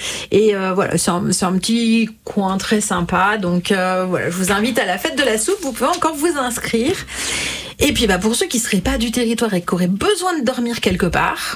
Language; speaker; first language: French; native; French